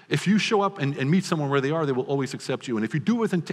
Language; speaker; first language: English; native; English